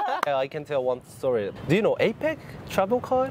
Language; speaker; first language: English; non-native, fluent; Japanese